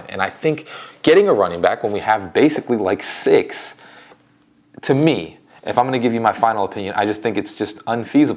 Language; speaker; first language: English; native; English